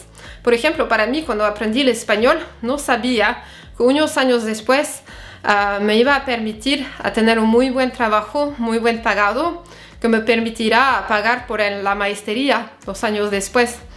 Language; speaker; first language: Spanish; non-native, fluent; French